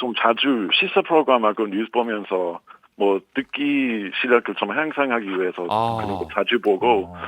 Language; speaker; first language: Korean; non-native, fluent; English